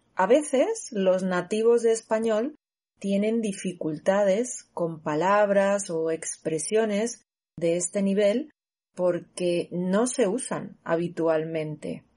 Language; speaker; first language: Spanish; native; Spanish